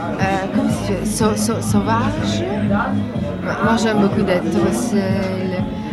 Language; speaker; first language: French; non-native, learner; Italian